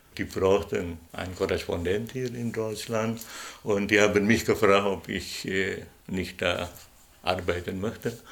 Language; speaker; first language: German; non-native, fluent; Indonesian